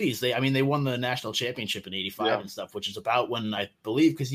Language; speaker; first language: English; native; English